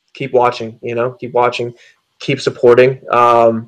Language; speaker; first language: English; native; English